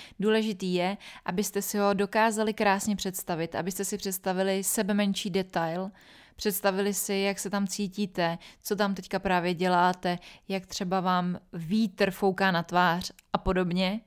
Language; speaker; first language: Czech; native; Czech